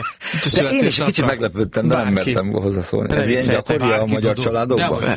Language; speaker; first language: Hungarian; native; Hungarian